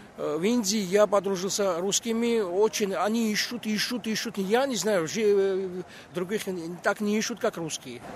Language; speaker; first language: Russian; non-native, local second language; Georgian